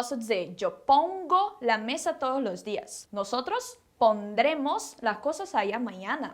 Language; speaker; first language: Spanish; non-native, fluent; Portuguese